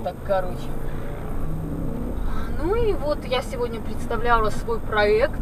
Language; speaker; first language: Russian; native; Russian